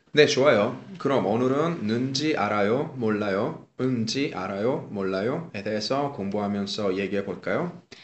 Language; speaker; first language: Korean; non-native, fluent; Italian